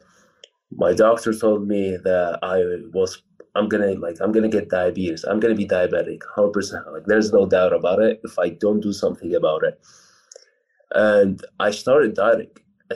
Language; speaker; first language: English; non-native, fluent; Arabic